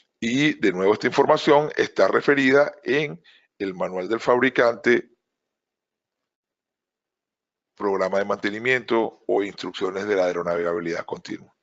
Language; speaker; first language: Spanish; native; Spanish